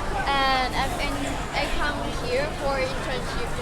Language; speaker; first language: English; non-native, learner; Thai